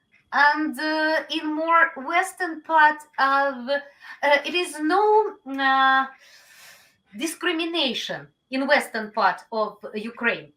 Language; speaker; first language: English; non-native, learner; Ukrainian